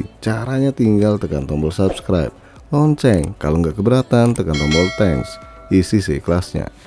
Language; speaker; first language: Indonesian; native; Indonesian